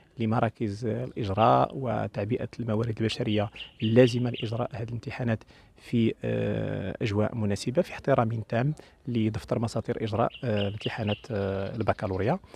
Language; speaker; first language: Arabic; native; Arabic